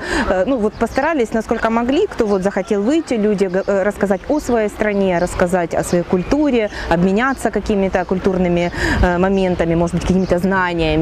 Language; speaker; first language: Russian; native; Russian